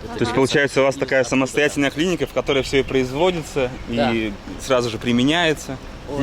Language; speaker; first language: Russian; native; Russian